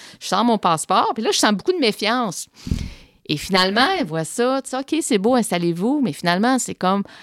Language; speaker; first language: French; native; French